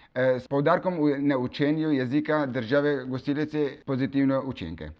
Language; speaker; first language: Slovenian; non-native, fluent; Kurdish